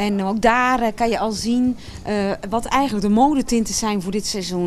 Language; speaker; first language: Dutch; native; Dutch